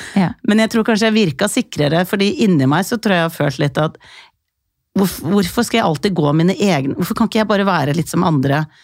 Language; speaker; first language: Norwegian; early bilingual, other home language; Icelandic